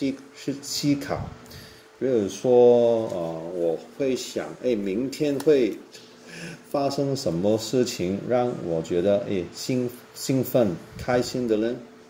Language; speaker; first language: Chinese; non-native, local second language; Cantonese